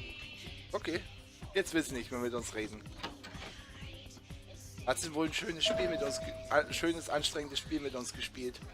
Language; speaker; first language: German; native; German